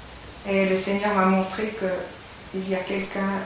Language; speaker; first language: French; native; French